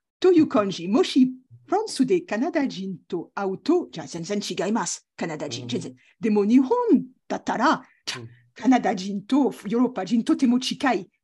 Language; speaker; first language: Japanese; non-native, learner; French